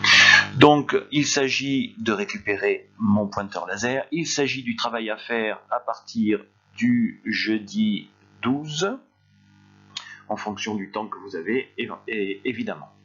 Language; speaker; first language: French; native; French